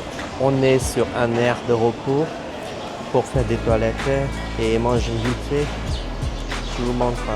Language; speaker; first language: French; non-native, fluent; Vietnamese